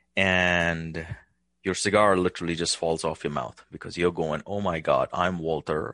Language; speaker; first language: English; non-native, local second language; Hindi